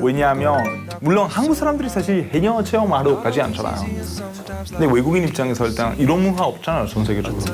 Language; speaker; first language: Korean; non-native, fluent; Italian